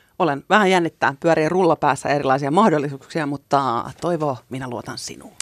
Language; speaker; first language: Finnish; native; Finnish